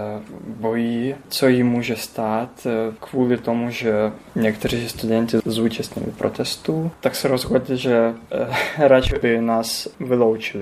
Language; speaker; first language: Czech; non-native, learner; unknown